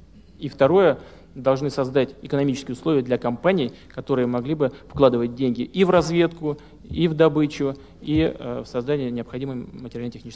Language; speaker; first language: Russian; native; Russian